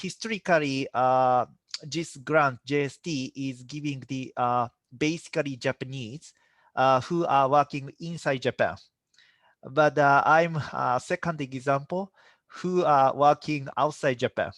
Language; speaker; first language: English; non-native, fluent; Japanese